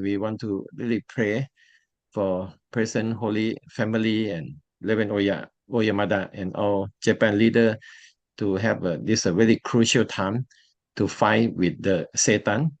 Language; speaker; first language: English; non-native, learner; Thai